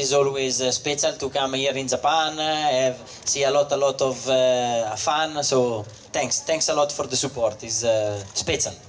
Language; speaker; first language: English; non-native, fluent; Italian